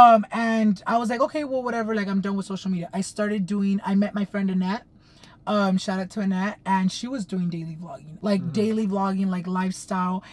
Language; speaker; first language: English; early bilingual, other home language; Spanish